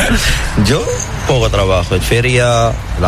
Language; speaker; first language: Spanish; non-native, learner; Arabic